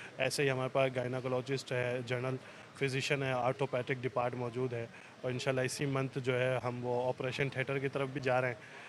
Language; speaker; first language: Urdu; native; Urdu